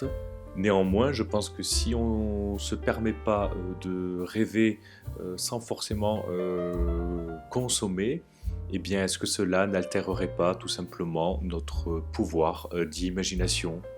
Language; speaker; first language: French; native; French